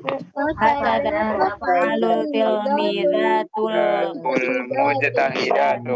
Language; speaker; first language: Arabic; non-native, learner; Indonesian